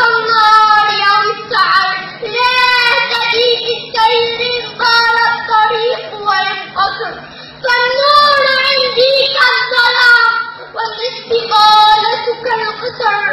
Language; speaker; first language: Arabic; native; Arabic